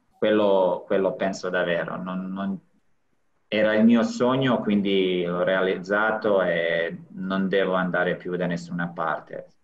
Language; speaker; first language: Italian; non-native, fluent; Serbian